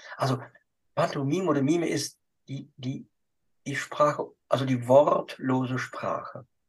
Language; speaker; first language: German; non-native, fluent; French